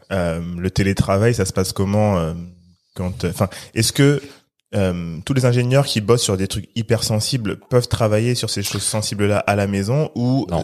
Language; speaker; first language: French; native; French